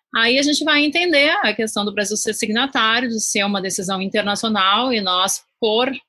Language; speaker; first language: Portuguese; native; Portuguese